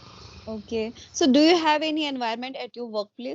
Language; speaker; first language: English; non-native, local second language; Hindi